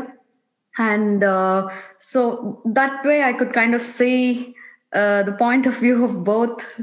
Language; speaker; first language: English; non-native, local second language; Kannada